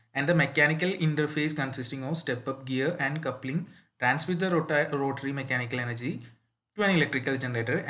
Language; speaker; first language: English; non-native, local second language; Malayalam